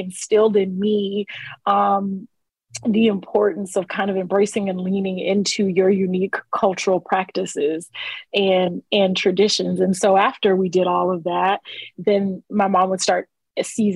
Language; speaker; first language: English; early bilingual, other home language; Akan